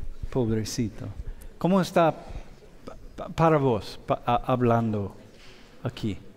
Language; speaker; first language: Spanish; non-native, fluent; English